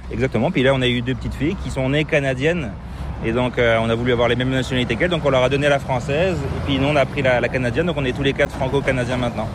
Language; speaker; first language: French; native; French